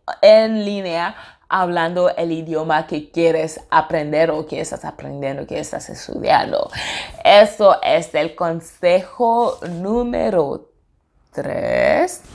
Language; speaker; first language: Spanish; non-native, fluent; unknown